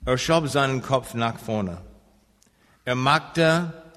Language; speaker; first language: German; non-native, learner; English